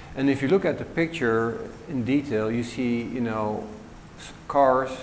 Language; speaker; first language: English; non-native, fluent; Dutch